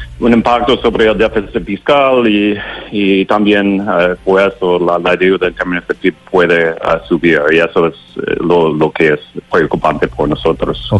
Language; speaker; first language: Spanish; non-native, learner; English